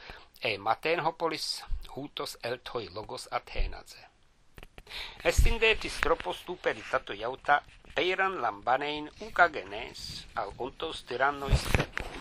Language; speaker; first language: Greek; non-native, fluent; English